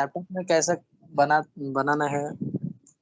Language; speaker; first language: Hindi; non-native, local second language; Bangla